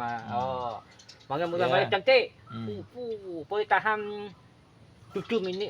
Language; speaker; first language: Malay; non-native, local second language; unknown